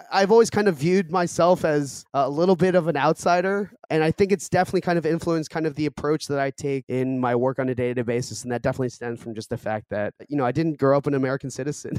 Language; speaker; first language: English; early bilingual, other home language; Korean